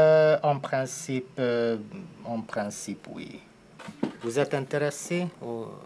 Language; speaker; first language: French; non-native, fluent; Hungarian